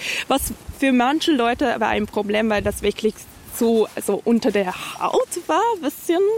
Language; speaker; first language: German; non-native, fluent; English